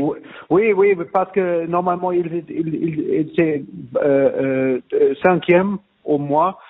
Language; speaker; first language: French; non-native, fluent; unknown